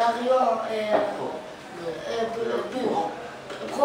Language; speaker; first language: French; non-native, learner; Arabic